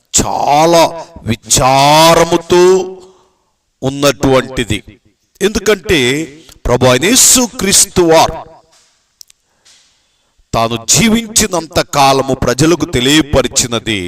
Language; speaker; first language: Telugu; native; Telugu